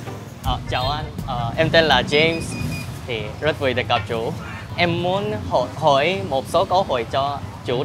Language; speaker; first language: Vietnamese; early bilingual, other home language; Korean